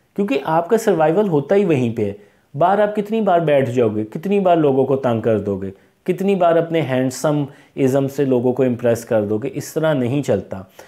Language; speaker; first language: Urdu; non-native, local second language; Punjabi